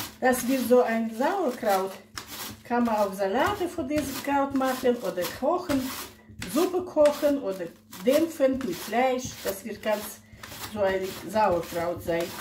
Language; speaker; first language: German; non-native, local second language; Russian